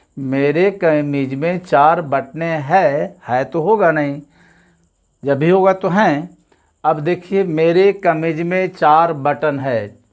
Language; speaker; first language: Hindi; native; Hindi